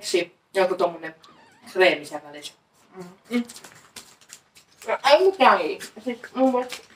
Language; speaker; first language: Finnish; native; Finnish